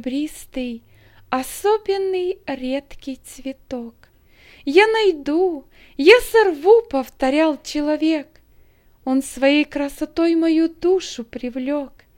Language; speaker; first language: Russian; native; Russian